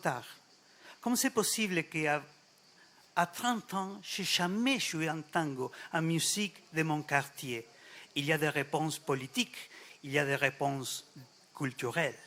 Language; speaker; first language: French; non-native, fluent; Spanish